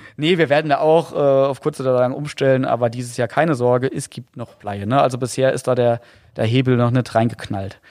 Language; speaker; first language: German; native; German